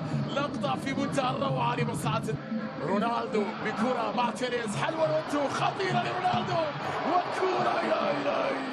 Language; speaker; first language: Arabic; native; Arabic